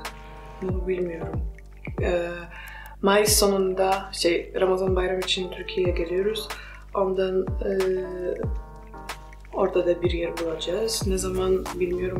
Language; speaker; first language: Turkish; non-native, fluent; Polish